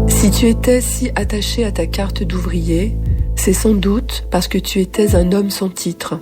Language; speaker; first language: French; native; French